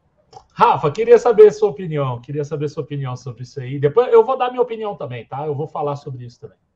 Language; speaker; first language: Portuguese; native; Portuguese